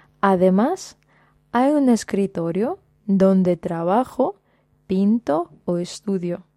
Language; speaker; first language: Spanish; non-native, fluent; Russian